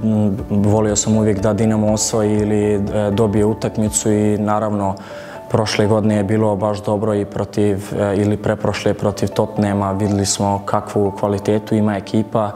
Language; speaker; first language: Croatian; early bilingual, heritage; German